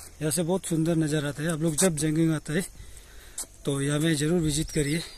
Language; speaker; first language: Hindi; non-native, local second language; Adi